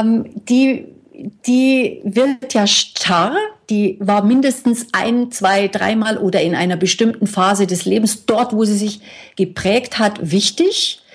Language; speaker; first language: German; native; German